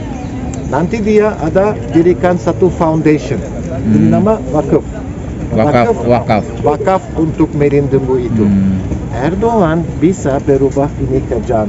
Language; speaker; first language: Indonesian; non-native, learner; Turkish